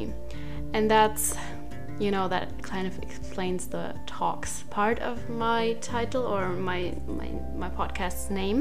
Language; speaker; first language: English; non-native, fluent; German